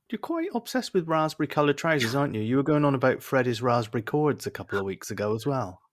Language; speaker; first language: English; native; English